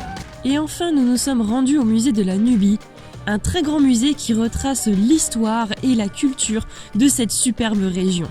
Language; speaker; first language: French; native; French